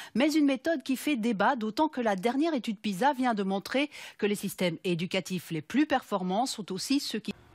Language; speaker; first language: French; native; French